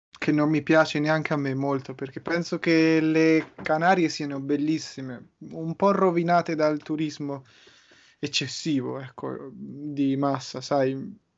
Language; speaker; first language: Italian; native; Italian